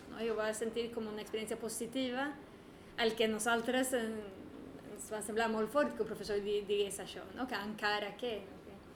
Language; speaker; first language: Catalan; non-native, fluent; Swedish